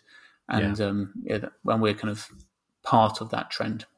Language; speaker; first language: English; native; English